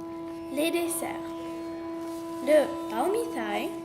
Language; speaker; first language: French; non-native, learner; English